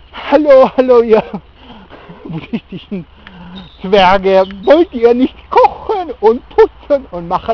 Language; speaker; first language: German; native; German